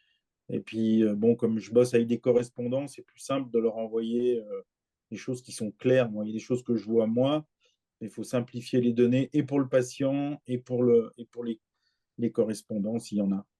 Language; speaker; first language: French; native; French